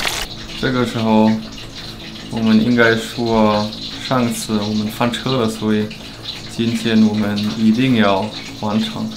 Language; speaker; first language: Chinese; non-native, fluent; German